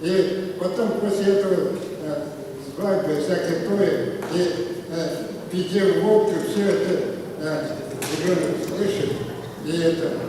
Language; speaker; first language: Russian; non-native, local second language; Kazakh